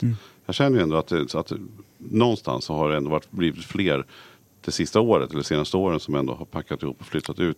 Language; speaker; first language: Swedish; native; Swedish